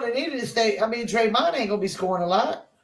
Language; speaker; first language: English; native; English